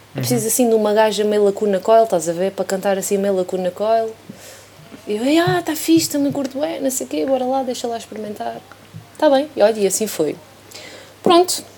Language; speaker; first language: Portuguese; native; Portuguese